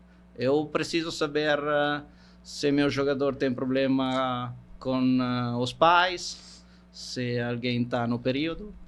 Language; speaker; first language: Portuguese; non-native, fluent; Italian